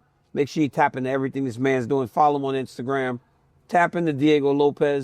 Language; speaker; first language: English; native; English